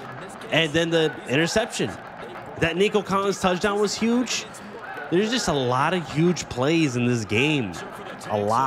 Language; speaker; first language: English; native; English